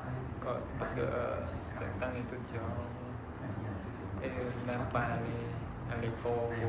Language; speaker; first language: French; non-native, learner; Khmer